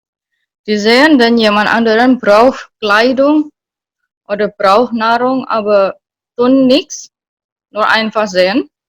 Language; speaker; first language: German; non-native, learner; Indonesian